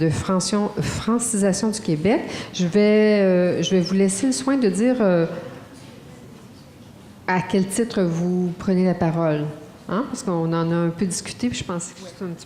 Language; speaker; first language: French; native; French